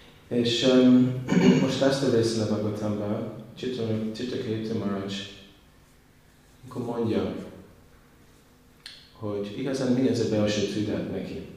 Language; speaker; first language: Hungarian; non-native, learner; English